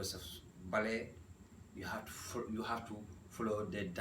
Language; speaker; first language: English; non-native, learner; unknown